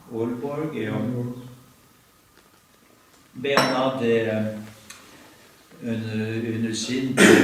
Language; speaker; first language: French; non-native, fluent; Norwegian